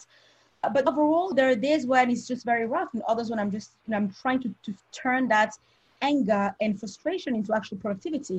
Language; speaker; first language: English; non-native, local second language; French